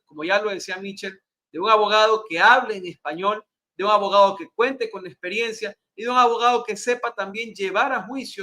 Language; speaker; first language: Spanish; native; Spanish